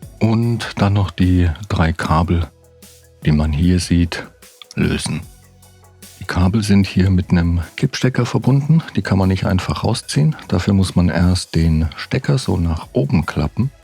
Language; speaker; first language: German; native; German